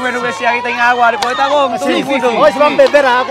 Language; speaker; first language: Portuguese; non-native, learner; Vietnamese